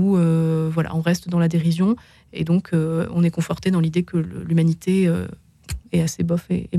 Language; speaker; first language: French; native; French